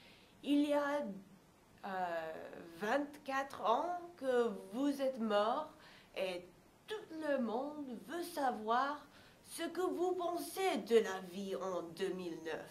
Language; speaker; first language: French; non-native, learner; English